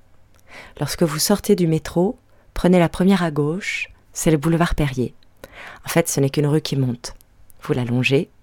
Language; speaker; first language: French; native; French